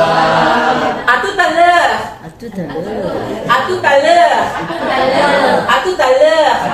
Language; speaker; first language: French; non-native, fluent; Indonesian